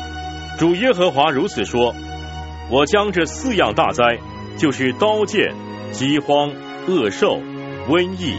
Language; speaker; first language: Chinese; native; Chinese